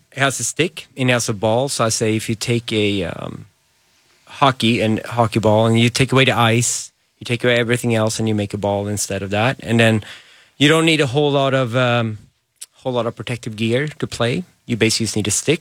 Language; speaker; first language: English; non-native, fluent; Swedish